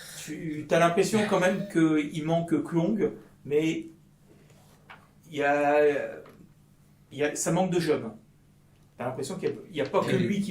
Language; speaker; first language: French; native; French